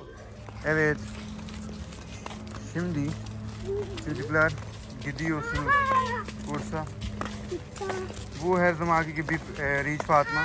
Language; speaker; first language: Turkish; non-native, learner; Urdu